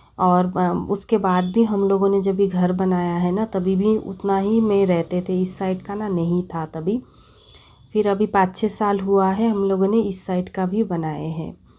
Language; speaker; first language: Hindi; non-native, local second language; Bangla